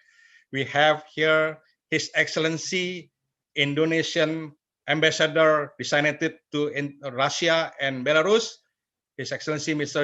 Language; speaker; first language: English; non-native, fluent; Indonesian